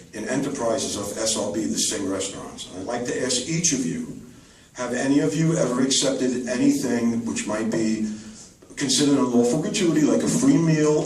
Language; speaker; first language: English; native; English